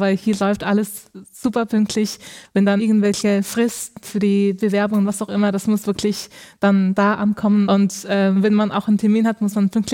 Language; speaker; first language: German; non-native, fluent; Mongolian